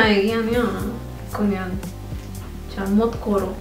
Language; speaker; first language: Korean; non-native, learner; Spanish